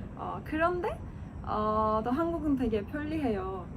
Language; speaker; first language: Korean; non-native, fluent; Turkish